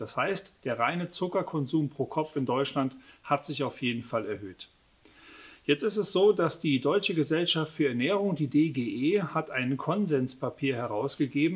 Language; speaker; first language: German; native; German